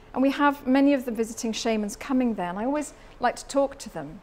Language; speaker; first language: English; native; English